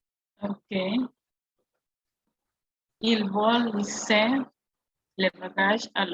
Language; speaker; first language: French; non-native, learner; Spanish